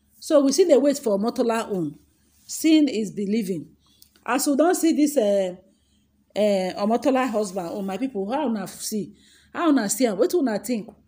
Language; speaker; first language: Nigerian Pidgin; non-native, local second language; Yoruba